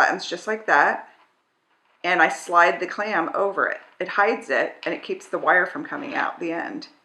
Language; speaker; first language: English; native; English